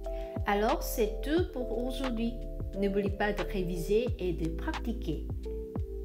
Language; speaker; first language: French; non-native, fluent; Korean